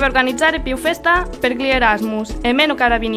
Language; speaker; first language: Italian; non-native, learner; Catalan